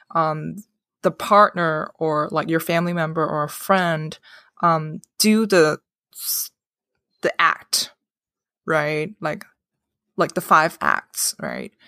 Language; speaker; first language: English; non-native, local second language; Cantonese